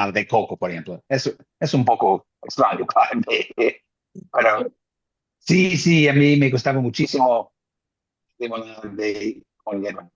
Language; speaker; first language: Spanish; non-native, fluent; English